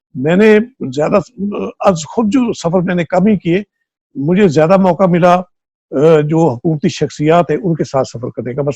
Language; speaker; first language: Urdu; non-native, local second language; Punjabi